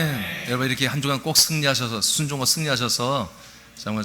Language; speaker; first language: Korean; native; Korean